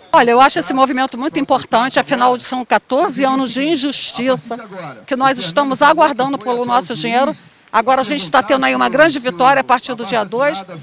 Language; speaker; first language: Portuguese; native; Portuguese